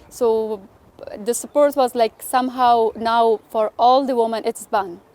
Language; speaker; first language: English; non-native, fluent; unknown